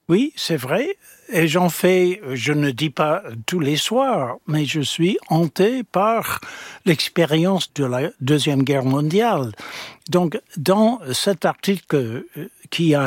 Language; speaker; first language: French; non-native, fluent; English